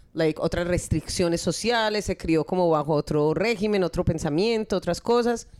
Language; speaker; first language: Spanish; early bilingual, heritage; Spanish